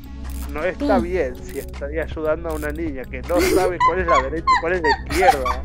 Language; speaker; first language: Spanish; native; Spanish